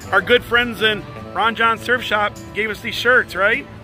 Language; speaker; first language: English; native; English